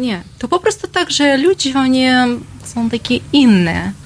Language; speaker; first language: Polish; non-native, learner; Russian